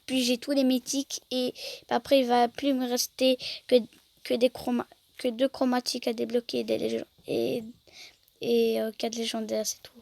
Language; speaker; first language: French; native; French